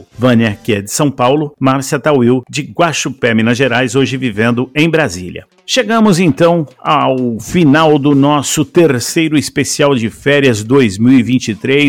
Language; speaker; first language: Portuguese; native; Portuguese